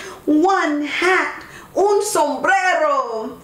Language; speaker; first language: Spanish; non-native, learner; English